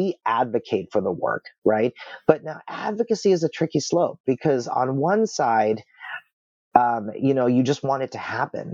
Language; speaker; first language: English; native; English